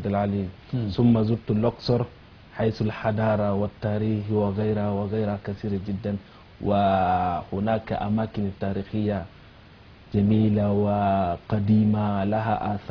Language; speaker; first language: Arabic; non-native, fluent; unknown